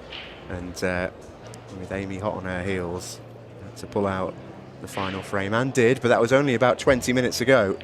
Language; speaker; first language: English; native; English